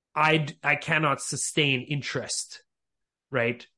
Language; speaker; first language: English; native; English